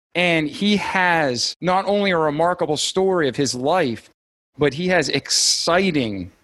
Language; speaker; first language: English; native; English